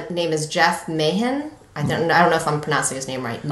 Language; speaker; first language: English; native; English